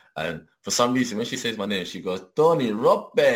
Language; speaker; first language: English; native; English